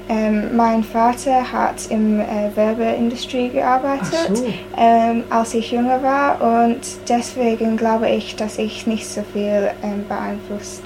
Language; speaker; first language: German; non-native, learner; English